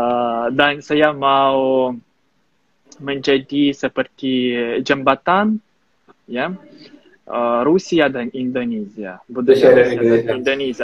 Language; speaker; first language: Indonesian; non-native, fluent; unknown